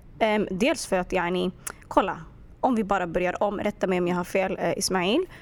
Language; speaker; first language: Swedish; early bilingual, other home language; Arabic